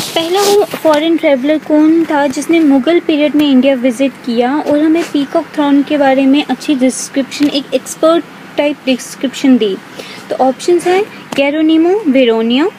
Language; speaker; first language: Hindi; native; Hindi